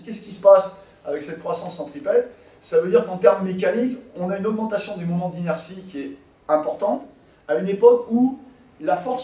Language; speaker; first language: French; native; French